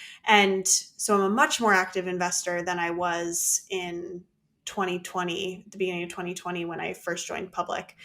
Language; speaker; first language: English; native; English